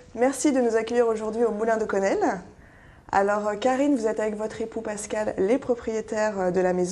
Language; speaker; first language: French; native; French